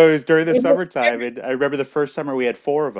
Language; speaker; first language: English; native; English